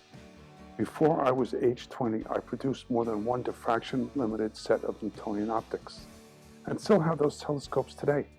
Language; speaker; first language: English; native; English